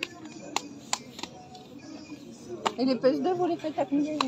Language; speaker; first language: French; native; French